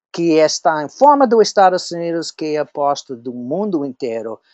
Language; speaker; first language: Portuguese; non-native, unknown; English